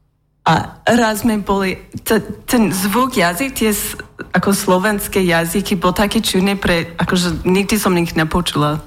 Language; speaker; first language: Slovak; non-native, learner; English